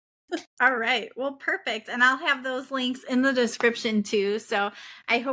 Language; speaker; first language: English; native; English